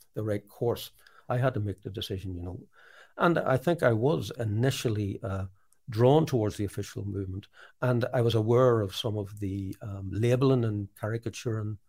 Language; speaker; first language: English; native; English